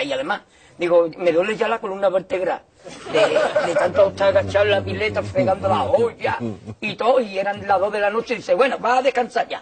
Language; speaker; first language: Spanish; native; Spanish